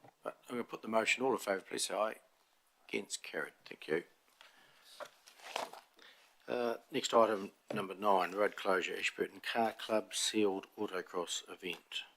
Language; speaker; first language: English; native; English